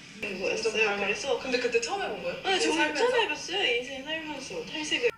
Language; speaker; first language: Korean; native; Korean